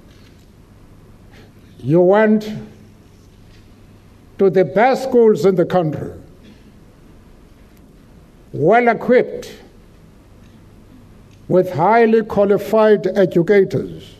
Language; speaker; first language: English; non-native, local second language; Xhosa